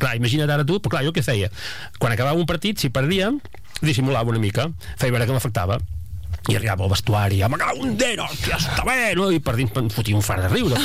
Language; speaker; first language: Catalan; native; Catalan